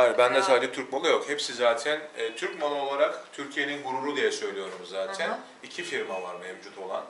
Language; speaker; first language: Turkish; native; Turkish